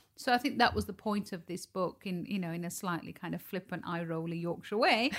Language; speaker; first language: English; native; English